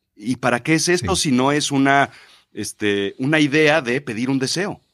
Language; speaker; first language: Spanish; native; Spanish